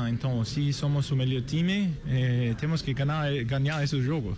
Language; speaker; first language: Portuguese; non-native, fluent; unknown